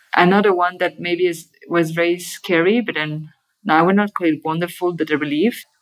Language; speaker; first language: English; non-native, fluent; French